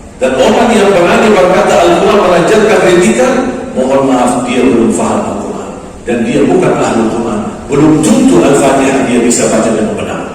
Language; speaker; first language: Malay; non-native, fluent; Arabic